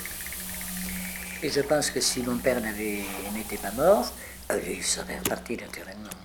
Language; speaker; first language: French; early bilingual, other home language; Spanish